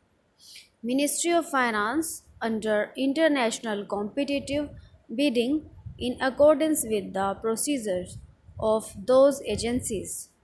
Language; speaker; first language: English; non-native, local second language; Hindi